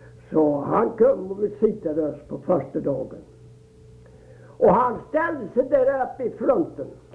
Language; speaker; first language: Swedish; early bilingual, heritage; Swedish